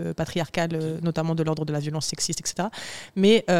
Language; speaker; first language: French; native; French